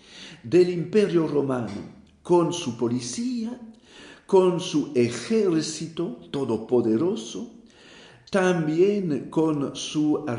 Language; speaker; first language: Spanish; non-native, fluent; French